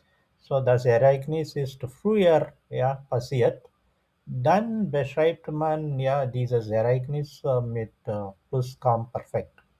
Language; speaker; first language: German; non-native, fluent; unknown